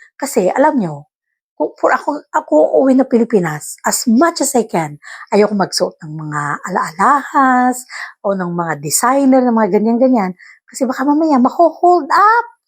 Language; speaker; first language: Filipino; non-native, local second language; Iloko